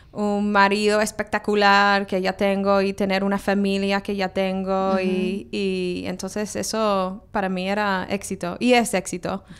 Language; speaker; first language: Spanish; non-native, fluent; English